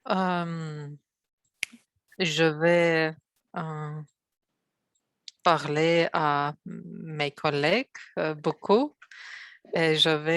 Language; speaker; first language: French; non-native, learner; Russian